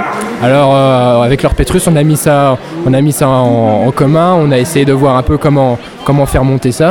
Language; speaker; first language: French; native; French